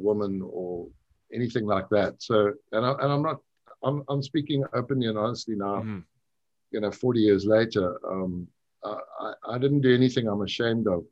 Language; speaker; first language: English; native; English